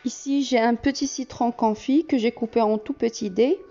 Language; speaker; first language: French; non-native, local second language; Arabic